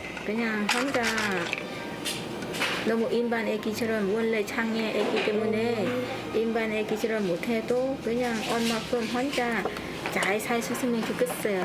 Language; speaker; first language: Korean; non-native, learner; Vietnamese